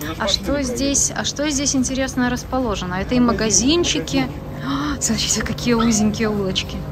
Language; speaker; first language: Russian; non-native, local second language; Belarusian